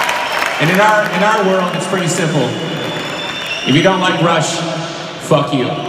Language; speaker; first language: English; native; English